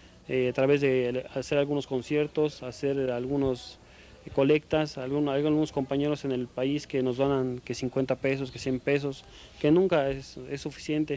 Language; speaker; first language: Spanish; native; Spanish